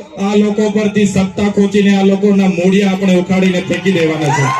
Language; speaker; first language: Gujarati; non-native, local second language; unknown